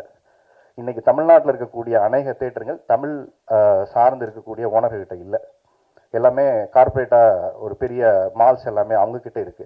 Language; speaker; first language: Tamil; native; Tamil